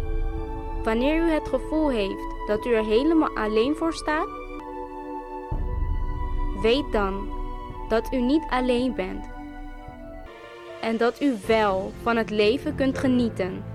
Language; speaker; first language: Dutch; native; Dutch